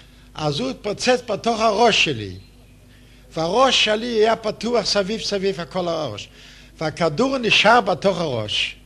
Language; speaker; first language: Hebrew; non-native, fluent; Yiddish